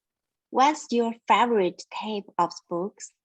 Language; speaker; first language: English; non-native, learner; Chinese